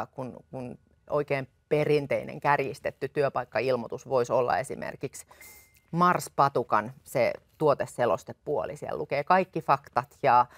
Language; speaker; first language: Finnish; native; Finnish